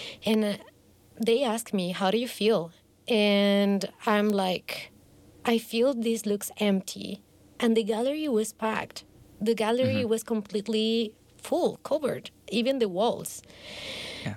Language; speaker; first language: English; non-native, fluent; Spanish